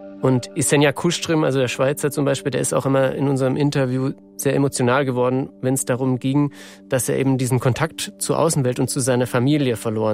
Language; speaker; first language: German; native; German